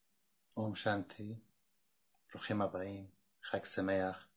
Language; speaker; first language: Hebrew; non-native, local second language; Arabic